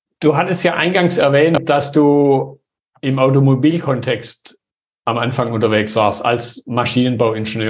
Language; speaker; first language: German; native; German